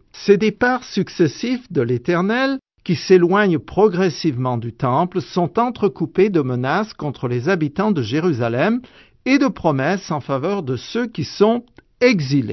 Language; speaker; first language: French; native; French